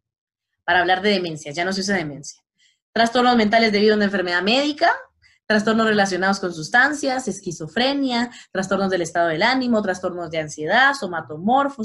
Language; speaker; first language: Spanish; native; Spanish